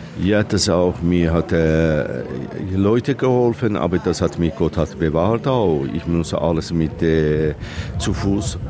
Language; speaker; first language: German; non-native, learner; Persian